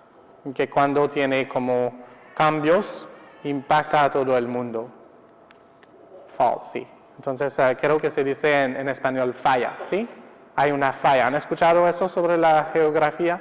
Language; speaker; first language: Spanish; non-native, fluent; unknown